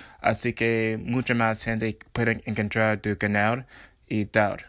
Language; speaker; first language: Spanish; non-native, learner; English